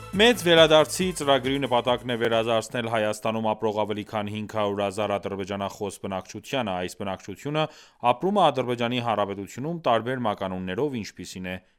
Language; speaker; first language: Armenian; early bilingual, heritage; Armenian